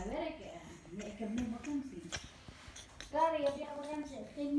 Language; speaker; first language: Dutch; non-native, learner; Arabic